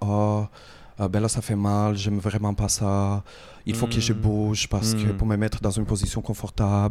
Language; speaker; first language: French; native; French